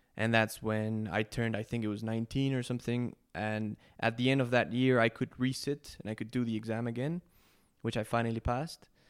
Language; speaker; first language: English; non-native, fluent; Spanish